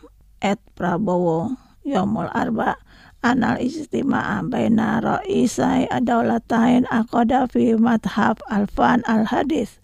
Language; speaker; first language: Arabic; non-native, learner; Indonesian